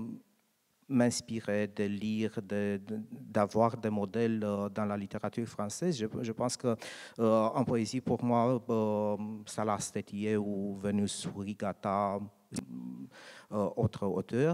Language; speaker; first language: French; non-native, learner; Romanian